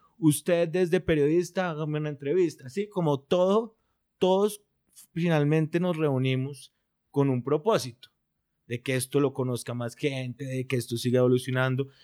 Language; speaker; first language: Spanish; native; Spanish